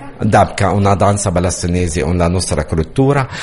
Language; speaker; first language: Italian; non-native, learner; Arabic